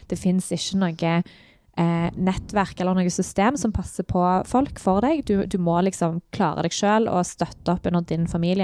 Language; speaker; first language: Norwegian; native; Norwegian